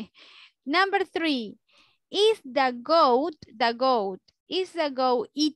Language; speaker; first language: English; non-native, fluent; Spanish